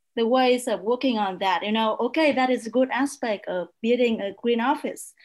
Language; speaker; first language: English; non-native, fluent; Vietnamese